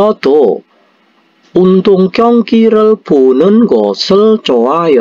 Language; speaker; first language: Korean; non-native, fluent; Indonesian